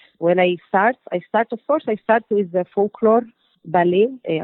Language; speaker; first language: English; non-native, learner; Portuguese